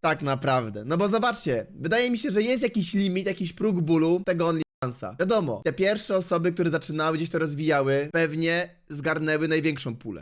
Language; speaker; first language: Polish; native; Polish